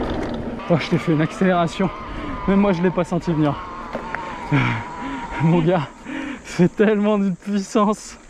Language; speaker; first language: French; native; French